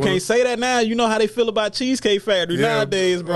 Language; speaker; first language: English; native; English